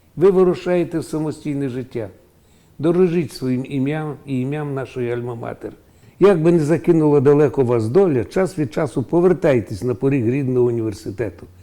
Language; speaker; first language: Ukrainian; native; Ukrainian